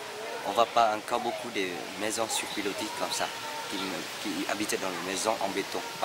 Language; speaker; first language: French; non-native, learner; Vietnamese